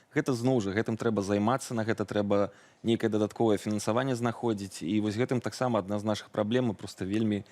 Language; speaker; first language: Belarusian; native; Belarusian